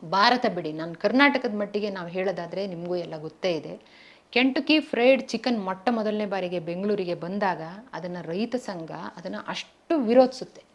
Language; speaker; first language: Kannada; native; Kannada